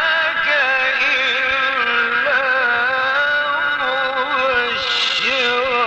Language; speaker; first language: Arabic; native; Arabic